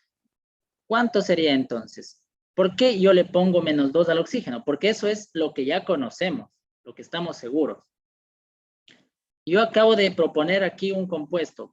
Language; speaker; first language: Spanish; native; Spanish